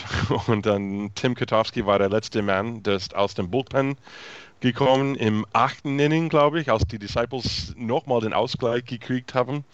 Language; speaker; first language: German; non-native, fluent; English